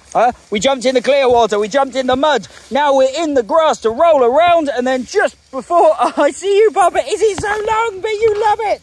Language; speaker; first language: English; native; English